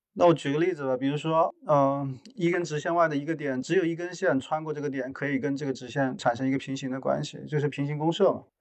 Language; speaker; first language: Chinese; native; Chinese